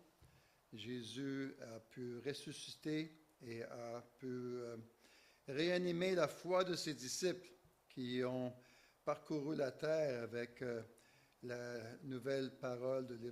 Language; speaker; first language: French; native; French